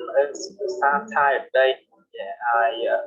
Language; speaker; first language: English; non-native, learner; Vietnamese